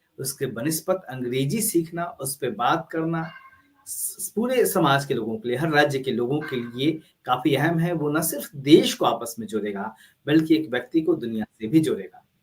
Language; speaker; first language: Hindi; native; Hindi